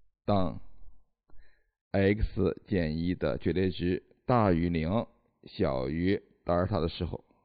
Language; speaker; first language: Chinese; native; Chinese